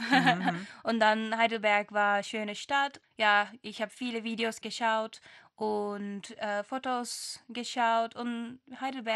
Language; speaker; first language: German; non-native, fluent; Turkish